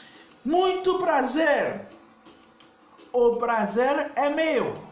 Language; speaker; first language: Portuguese; non-native, learner; Haitian Creole